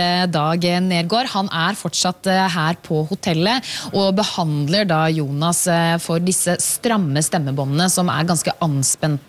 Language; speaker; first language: Norwegian; native; Norwegian